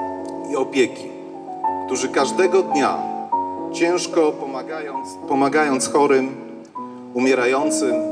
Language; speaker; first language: Polish; native; Polish